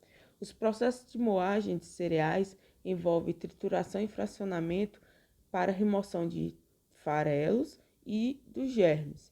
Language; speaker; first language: Portuguese; native; Portuguese